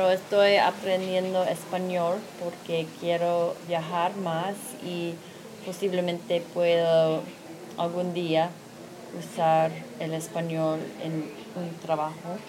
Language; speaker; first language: Spanish; non-native, learner; English